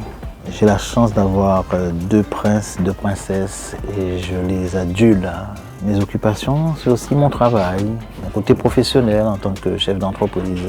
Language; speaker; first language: French; native; French